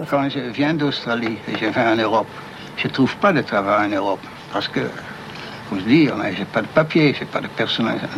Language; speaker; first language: French; non-native, fluent; Dutch